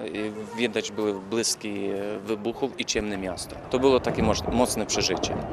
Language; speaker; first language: Polish; early bilingual, heritage; Polish